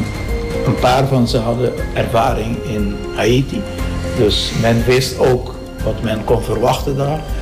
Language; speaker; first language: Dutch; non-native, local second language; Papiamento